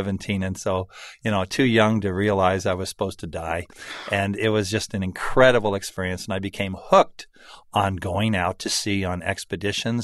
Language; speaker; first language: English; native; English